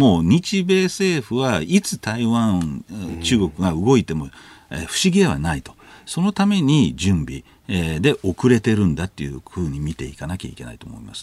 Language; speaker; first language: Japanese; native; Japanese